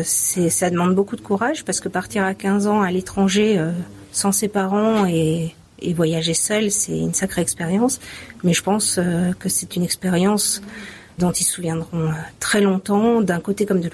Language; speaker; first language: French; native; French